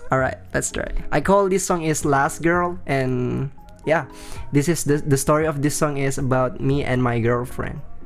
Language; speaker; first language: English; non-native, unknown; Indonesian